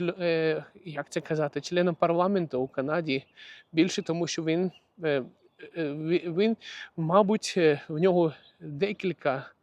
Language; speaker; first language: Ukrainian; non-native, local second language; Russian